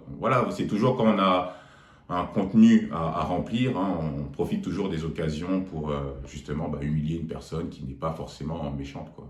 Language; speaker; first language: French; native; French